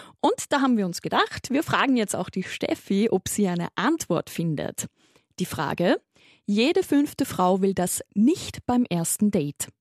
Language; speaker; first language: German; native; German